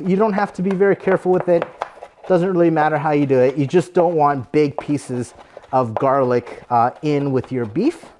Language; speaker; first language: English; native; English